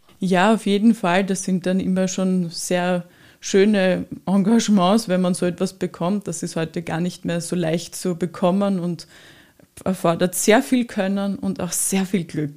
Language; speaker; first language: German; native; German